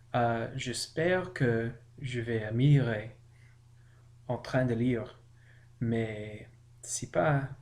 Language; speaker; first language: French; non-native, learner; English